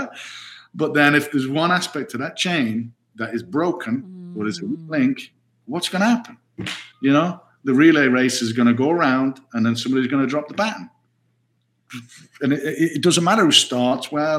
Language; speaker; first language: English; native; English